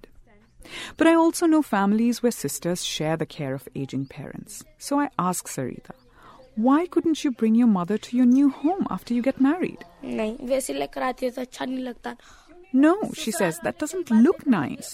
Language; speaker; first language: English; non-native, local second language; Bangla